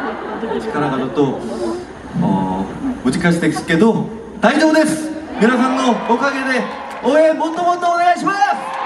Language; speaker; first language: Japanese; non-native, learner; Korean